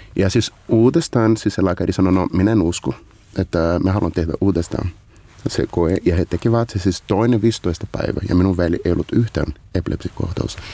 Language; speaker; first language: Finnish; non-native, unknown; Portuguese